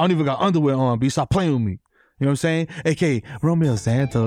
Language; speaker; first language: English; early bilingual, other home language; Spanish